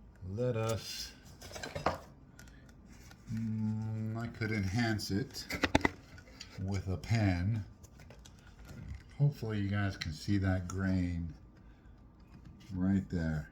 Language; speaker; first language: English; native; English